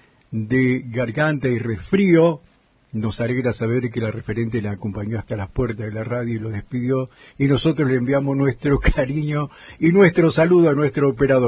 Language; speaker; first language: Spanish; native; Spanish